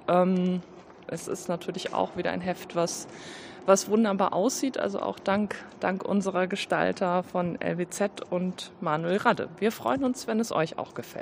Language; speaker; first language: German; native; German